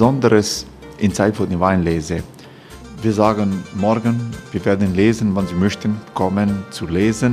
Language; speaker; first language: German; non-native, fluent; Croatian